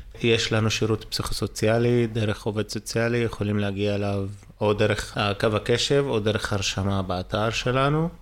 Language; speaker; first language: Hebrew; non-native, local second language; Arabic